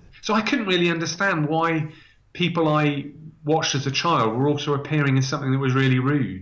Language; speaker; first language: English; native; English